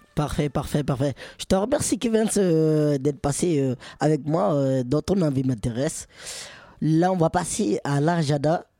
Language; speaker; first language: French; native; French